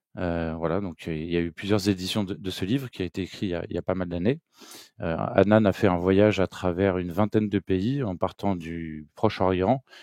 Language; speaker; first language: French; native; French